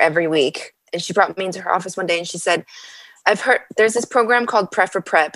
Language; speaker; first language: English; native; English